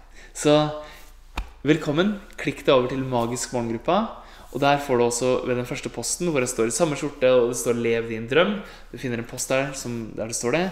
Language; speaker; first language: Norwegian; native; Norwegian